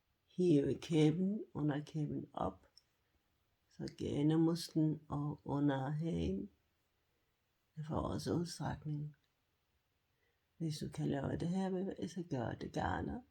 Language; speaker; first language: Danish; non-native, fluent; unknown